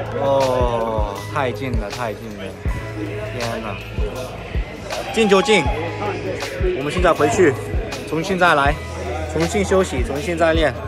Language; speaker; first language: Chinese; early bilingual, heritage; English